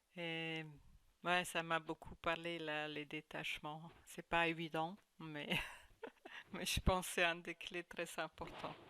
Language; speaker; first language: French; non-native, fluent; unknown